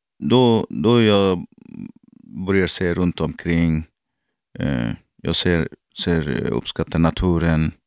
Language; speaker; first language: Swedish; non-native, learner; Arabic